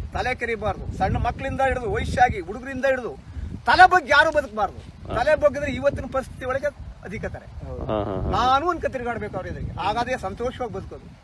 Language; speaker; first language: Kannada; native; Kannada